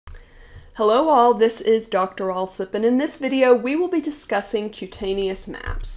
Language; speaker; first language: English; native; English